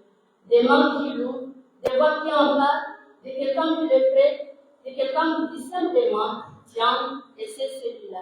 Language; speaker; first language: French; non-native, local second language; Comorian